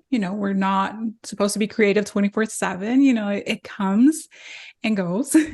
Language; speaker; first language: English; native; English